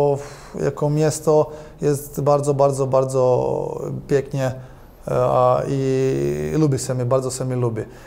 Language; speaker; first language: Polish; non-native, learner; Croatian